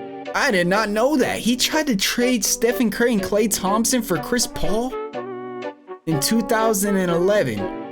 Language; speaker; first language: English; native; English